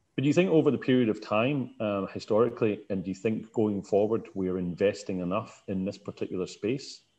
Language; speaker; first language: English; native; English